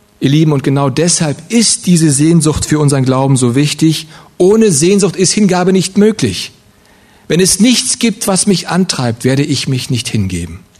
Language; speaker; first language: German; early bilingual, other home language; Russian